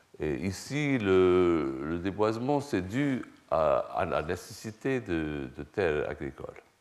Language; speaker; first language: French; non-native, fluent; Swedish